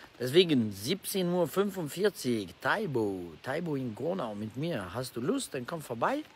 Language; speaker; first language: German; non-native, fluent; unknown